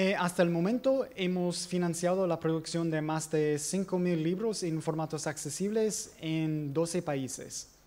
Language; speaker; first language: Spanish; non-native, fluent; English